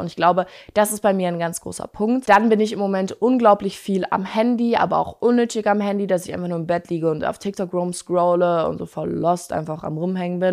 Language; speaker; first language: German; native; German